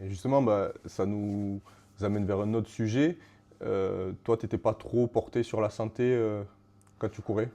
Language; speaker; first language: French; native; French